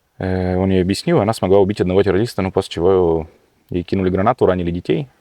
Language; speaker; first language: Russian; early bilingual, heritage; Russian